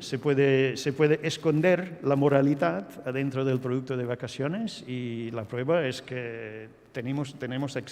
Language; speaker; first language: Spanish; non-native, fluent; English